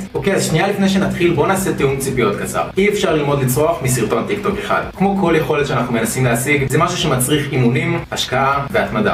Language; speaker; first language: Hebrew; native; Hebrew